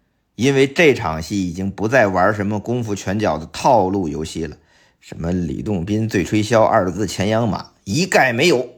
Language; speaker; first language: Chinese; native; Chinese